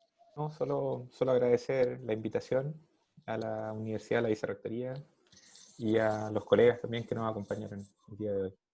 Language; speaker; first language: Spanish; native; Spanish